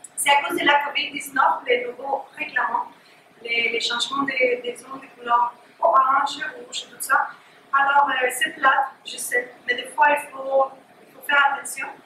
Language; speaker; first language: French; non-native, fluent; Spanish